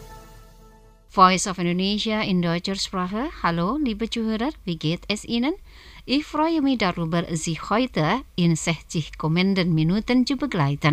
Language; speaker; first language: German; non-native, fluent; Indonesian